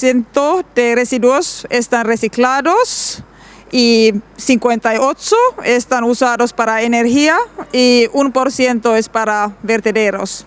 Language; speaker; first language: Spanish; non-native, learner; Finnish